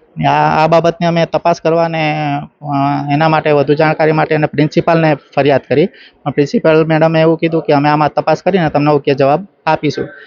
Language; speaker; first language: Gujarati; native; Gujarati